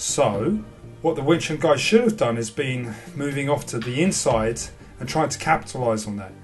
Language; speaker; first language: English; native; English